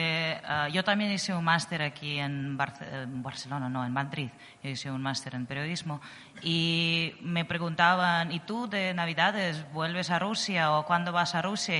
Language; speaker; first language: Spanish; non-native, fluent; Russian